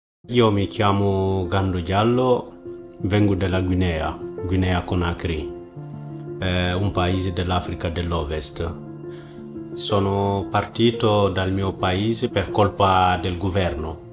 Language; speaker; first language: Italian; non-native, fluent; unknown